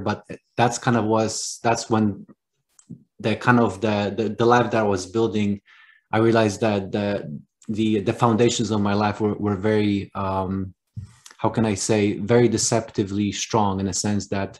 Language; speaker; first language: English; non-native, fluent; Polish